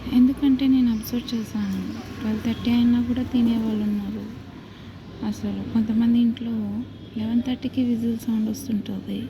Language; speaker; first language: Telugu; non-native, local second language; Tamil